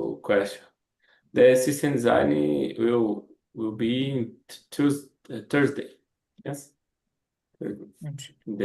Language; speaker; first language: English; non-native, learner; Portuguese